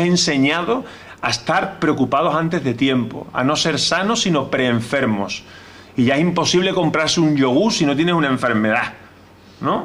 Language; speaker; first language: Spanish; native; Spanish